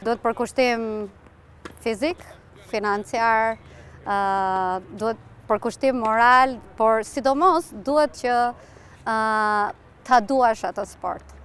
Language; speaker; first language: Albanian; early bilingual, heritage; Albanian